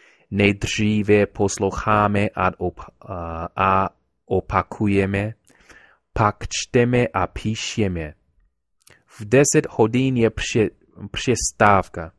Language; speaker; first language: Czech; non-native, learner; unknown